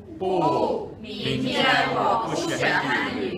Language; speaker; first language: Chinese; non-native, learner; Thai